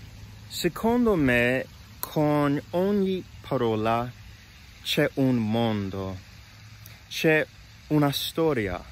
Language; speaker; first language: Italian; non-native, learner; English